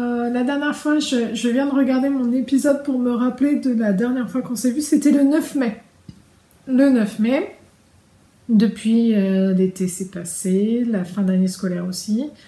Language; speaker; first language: French; native; French